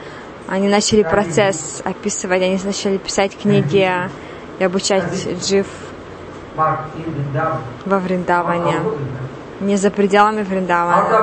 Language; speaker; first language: Russian; non-native, learner; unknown